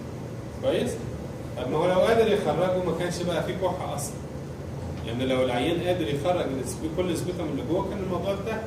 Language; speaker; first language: Arabic; native; Arabic